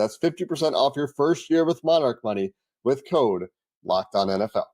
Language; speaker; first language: English; native; English